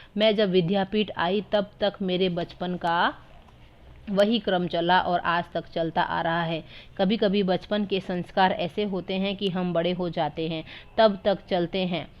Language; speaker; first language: Hindi; native; Hindi